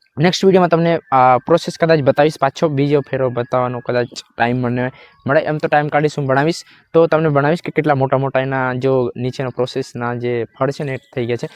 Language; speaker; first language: Gujarati; non-native, local second language; Rathawi